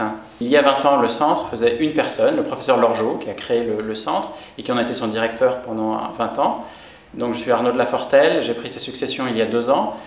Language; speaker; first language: French; native; French